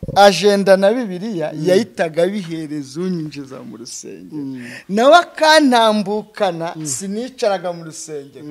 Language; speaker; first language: Kinyarwanda; native; Kinyarwanda